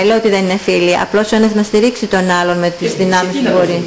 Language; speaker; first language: Greek; native; Greek